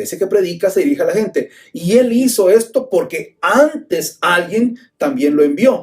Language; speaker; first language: Spanish; native; Spanish